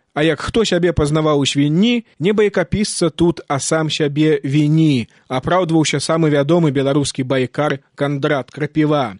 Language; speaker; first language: Belarusian; native; Belarusian